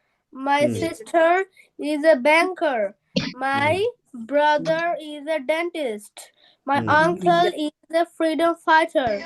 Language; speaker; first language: English; non-native, learner; Bangla